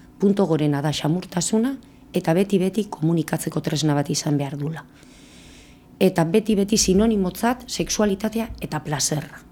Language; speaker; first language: Basque; native; Basque